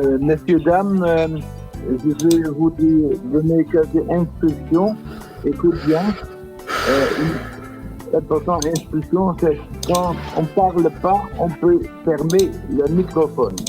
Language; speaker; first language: French; non-native, fluent; Dutch